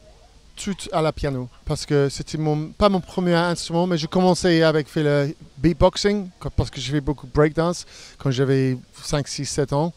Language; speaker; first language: French; non-native, fluent; English